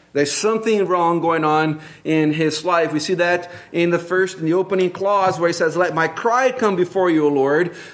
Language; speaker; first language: English; non-native, fluent; Portuguese